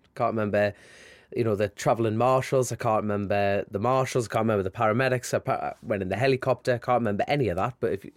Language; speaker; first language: English; native; English